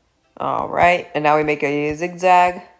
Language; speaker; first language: English; native; English